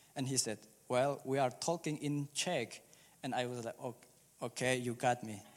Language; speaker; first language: English; early bilingual, other home language; Burmese